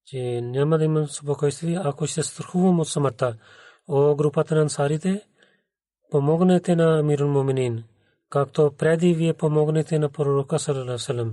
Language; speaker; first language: Bulgarian; non-native, learner; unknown